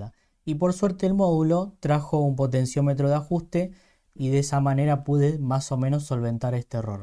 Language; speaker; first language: Spanish; native; Spanish